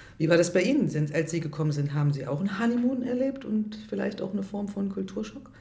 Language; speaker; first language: German; native; German